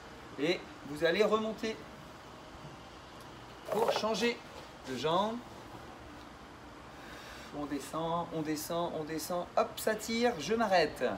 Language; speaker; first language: French; native; French